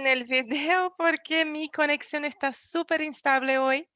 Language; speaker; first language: Spanish; non-native, fluent; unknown